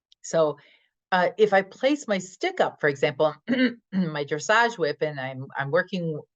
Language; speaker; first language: English; native; English